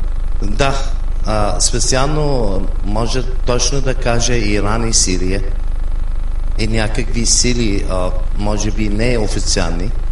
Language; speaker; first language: Bulgarian; non-native, fluent; Arabic